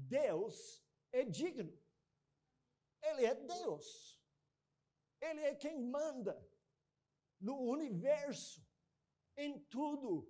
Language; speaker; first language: Portuguese; non-native, fluent; English